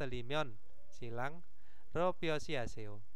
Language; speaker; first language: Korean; non-native, fluent; Indonesian